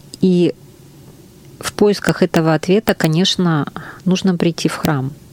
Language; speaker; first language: Russian; native; Russian